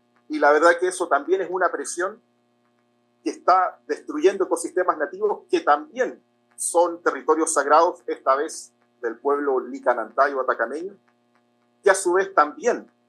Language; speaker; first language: Spanish; native; Spanish